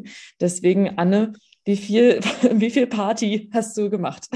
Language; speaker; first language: German; native; German